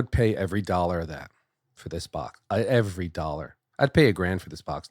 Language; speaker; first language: English; native; English